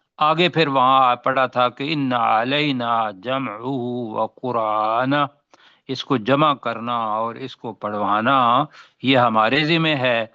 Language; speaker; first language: Urdu; native; Urdu